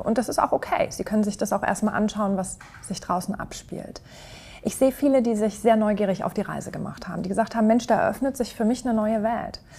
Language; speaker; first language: German; native; German